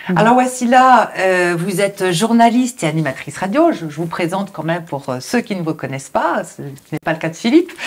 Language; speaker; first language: French; native; French